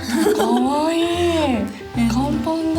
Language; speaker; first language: Japanese; native; Japanese